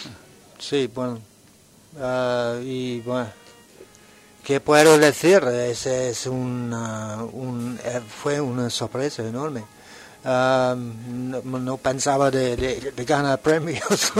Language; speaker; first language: Spanish; non-native, learner; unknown